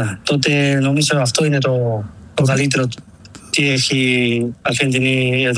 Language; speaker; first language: Greek; non-native, learner; Spanish